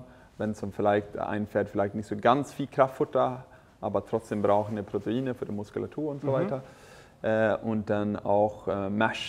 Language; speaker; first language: German; non-native, fluent; Swedish